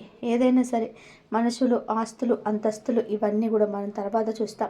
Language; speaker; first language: Telugu; native; Telugu